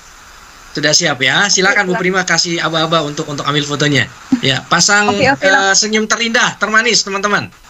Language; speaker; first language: Indonesian; native; Indonesian